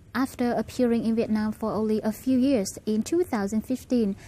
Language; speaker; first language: English; non-native, fluent; Vietnamese